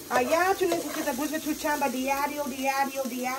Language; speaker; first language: Spanish; non-native, learner; English